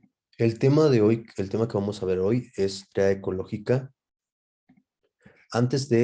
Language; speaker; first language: Spanish; native; Spanish